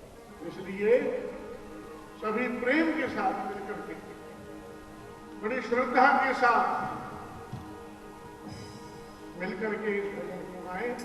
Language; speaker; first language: Hindi; native; Hindi